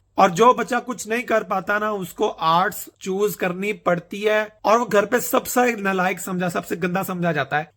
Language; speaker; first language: Urdu; native; Urdu